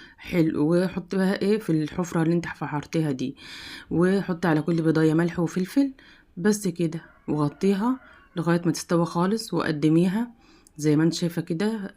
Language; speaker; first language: Arabic; native; Arabic